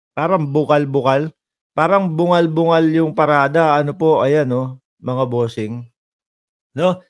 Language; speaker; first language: Filipino; native; Filipino